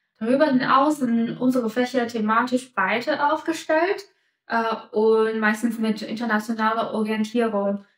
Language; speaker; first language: German; non-native, fluent; Chinese